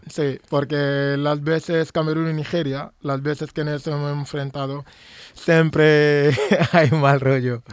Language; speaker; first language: Spanish; non-native, local second language; Fang